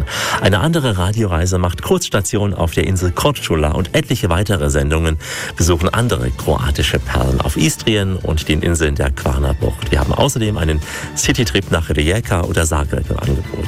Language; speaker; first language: German; native; German